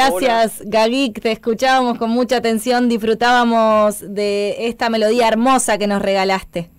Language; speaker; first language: Spanish; native; Spanish